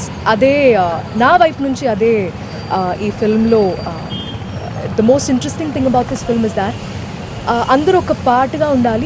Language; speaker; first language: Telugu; non-native, local second language; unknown